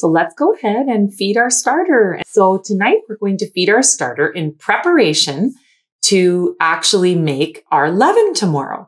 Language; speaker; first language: English; native; English